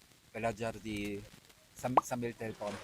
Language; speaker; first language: Indonesian; non-native, fluent; German